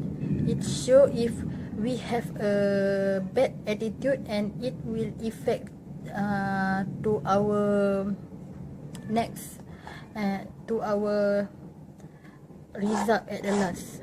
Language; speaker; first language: English; non-native, local second language; Malay